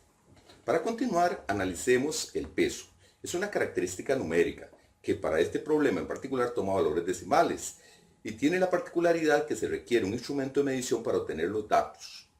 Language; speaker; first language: Spanish; native; Spanish